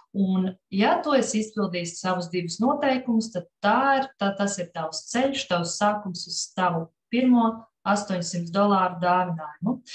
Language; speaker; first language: Latvian; non-native, local second language; Russian